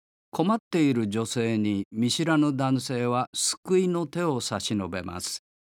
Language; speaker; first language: Japanese; native; Japanese